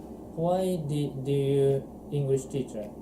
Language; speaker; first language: English; non-native, learner; Japanese